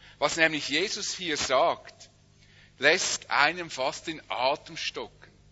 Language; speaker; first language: German; native; German